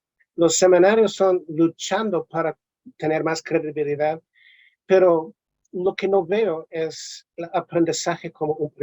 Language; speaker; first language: Spanish; non-native, learner; English